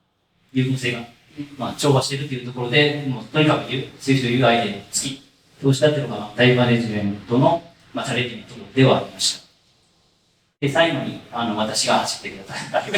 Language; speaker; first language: Japanese; native; Japanese